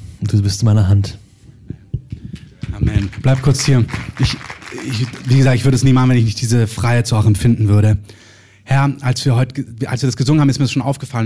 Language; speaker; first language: German; native; German